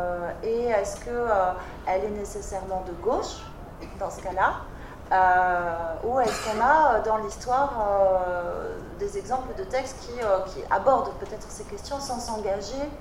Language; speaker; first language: French; native; French